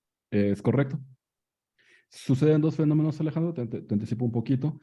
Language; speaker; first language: Spanish; native; Spanish